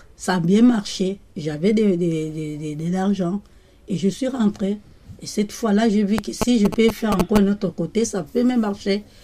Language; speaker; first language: French; non-native, local second language; Lingala